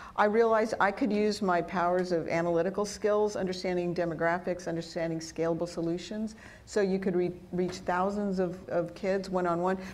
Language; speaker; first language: English; early bilingual, other home language; Spanish